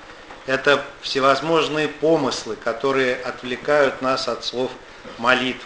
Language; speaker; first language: Russian; native; Russian